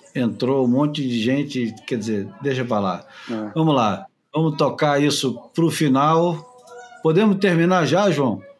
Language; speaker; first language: Portuguese; native; Portuguese